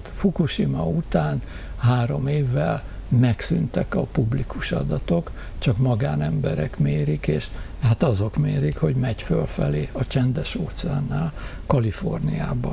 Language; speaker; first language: Hungarian; native; Hungarian